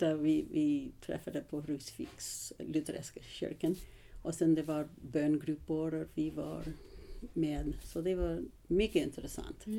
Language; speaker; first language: Swedish; non-native, learner; English